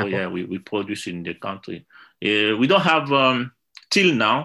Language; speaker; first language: English; non-native, learner; Yoruba